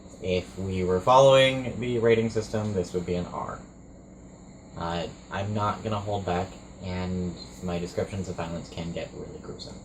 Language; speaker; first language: English; native; English